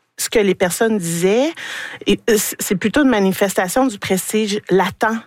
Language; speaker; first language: French; native; French